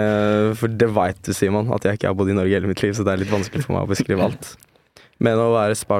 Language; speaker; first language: Norwegian; early bilingual, other home language; Turkish